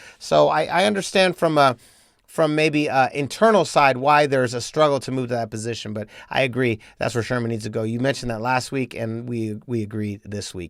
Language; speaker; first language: English; native; English